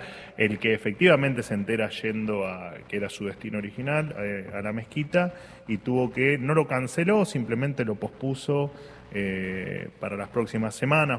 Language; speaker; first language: Spanish; native; Spanish